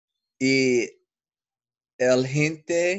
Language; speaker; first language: Spanish; non-native, learner; English